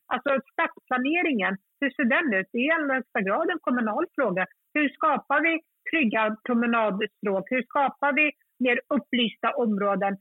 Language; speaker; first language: Swedish; early bilingual, other home language; Kurdish